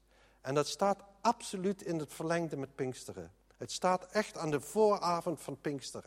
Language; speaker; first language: Dutch; native; Dutch